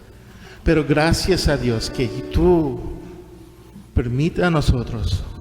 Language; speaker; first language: Spanish; non-native, fluent; English